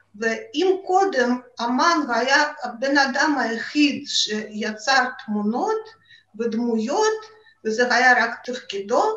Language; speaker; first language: Hebrew; non-native, fluent; Russian